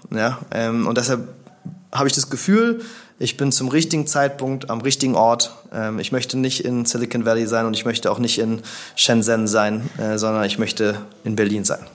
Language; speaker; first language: German; native; German